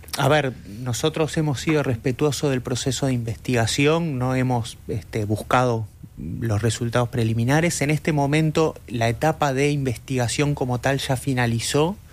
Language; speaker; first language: Spanish; native; Spanish